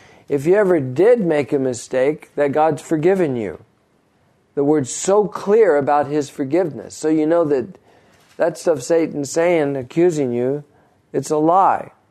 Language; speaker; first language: English; native; English